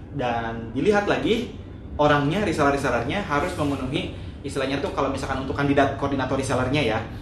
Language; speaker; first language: Indonesian; native; Indonesian